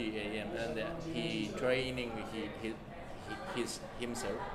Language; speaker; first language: English; non-native, learner; Japanese